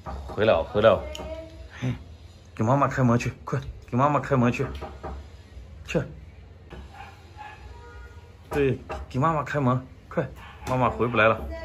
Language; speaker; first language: Chinese; native; Chinese